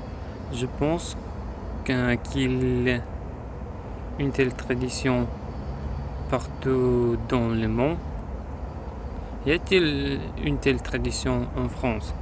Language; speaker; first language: French; non-native, learner; Russian